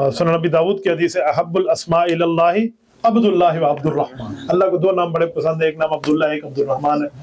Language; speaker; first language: Urdu; non-native, local second language; Punjabi